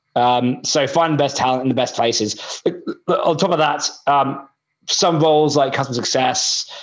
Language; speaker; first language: English; native; English